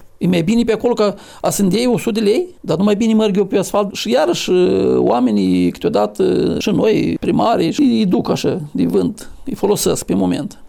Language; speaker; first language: Romanian; native; Romanian